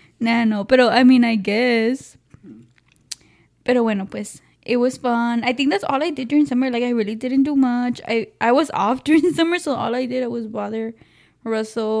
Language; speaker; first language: English; early bilingual, other home language; Spanish